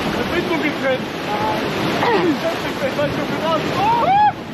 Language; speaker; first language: German; native; German